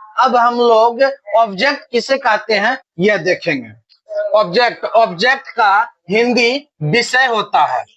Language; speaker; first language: Hindi; native; Hindi